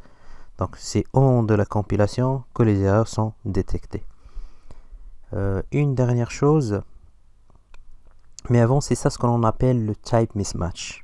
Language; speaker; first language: French; non-native, local second language; Arabic